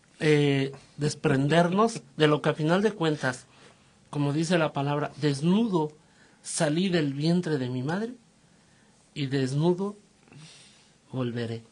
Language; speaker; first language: Spanish; native; Spanish